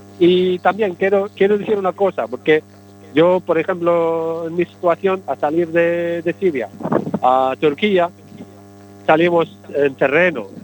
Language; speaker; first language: Spanish; non-native, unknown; Arabic